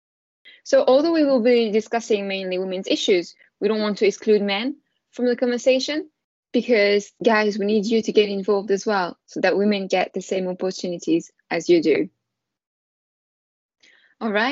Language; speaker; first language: English; non-native, fluent; French